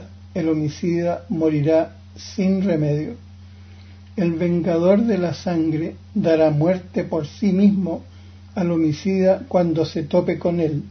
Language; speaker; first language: Spanish; native; Spanish